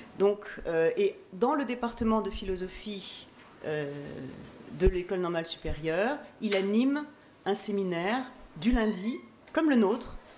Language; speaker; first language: French; native; French